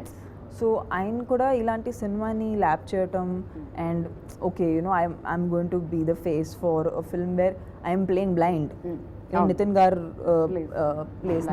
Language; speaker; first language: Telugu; non-native, fluent; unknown